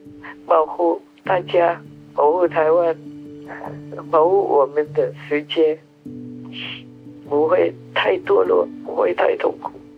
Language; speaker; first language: Chinese; non-native, fluent; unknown